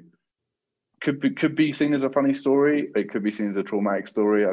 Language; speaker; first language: English; native; English